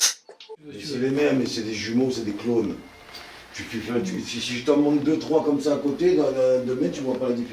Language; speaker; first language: French; native; French